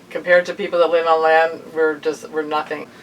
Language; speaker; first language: English; native; English